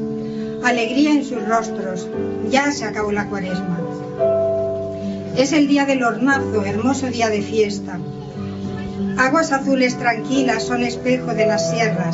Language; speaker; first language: Spanish; native; Spanish